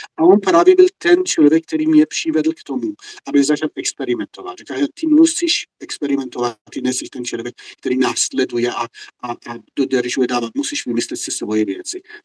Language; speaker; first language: Czech; non-native, fluent; Persian